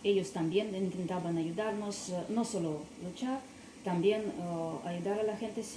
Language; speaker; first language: Spanish; non-native, learner; Russian